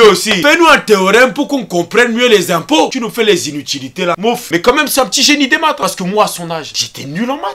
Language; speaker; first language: French; native; French